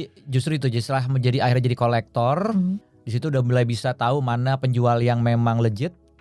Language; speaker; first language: Indonesian; native; Indonesian